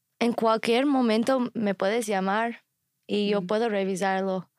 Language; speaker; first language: Spanish; non-native, fluent; English